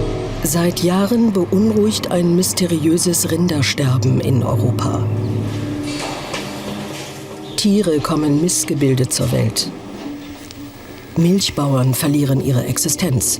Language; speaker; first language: German; native; German